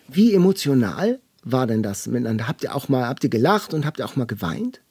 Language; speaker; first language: German; native; German